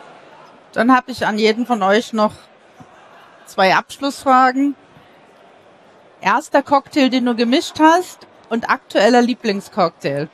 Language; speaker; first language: German; native; German